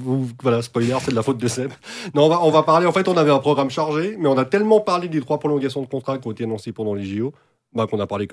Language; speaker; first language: French; native; French